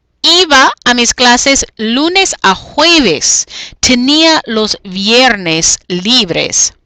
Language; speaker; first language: Spanish; non-native, fluent; English